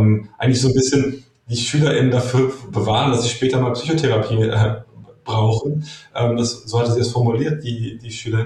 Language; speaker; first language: German; native; German